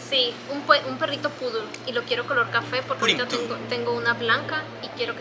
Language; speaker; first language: Spanish; native; Spanish